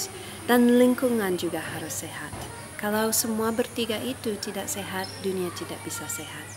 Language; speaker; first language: Indonesian; non-native, fluent; English